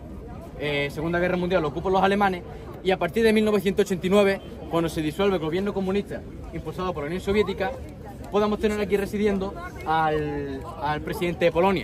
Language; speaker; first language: Spanish; native; Spanish